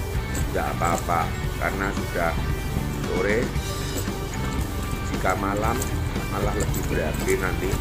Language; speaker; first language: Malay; non-native, local second language; Javanese